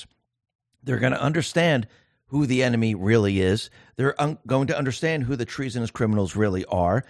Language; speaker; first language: English; native; English